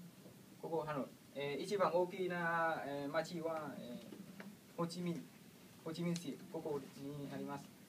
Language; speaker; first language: Japanese; non-native, learner; Vietnamese